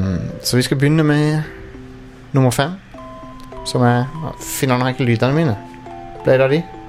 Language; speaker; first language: Norwegian; native; Norwegian